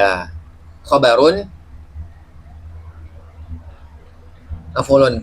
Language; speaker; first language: Arabic; non-native, learner; Indonesian